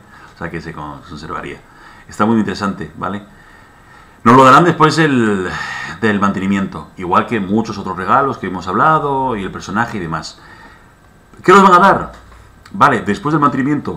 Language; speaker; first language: Spanish; native; Spanish